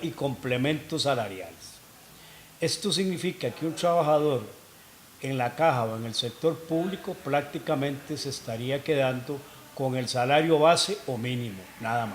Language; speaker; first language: Spanish; native; Spanish